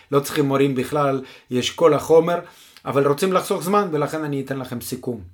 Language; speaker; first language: Hebrew; non-native, fluent; Russian